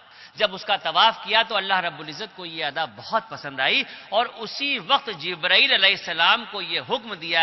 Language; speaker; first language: Urdu; native; Urdu